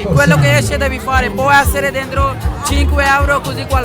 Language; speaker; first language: Italian; non-native, learner; Urdu